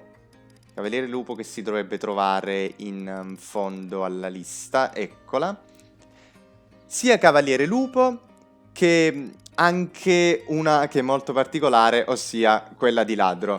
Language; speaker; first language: Italian; native; Italian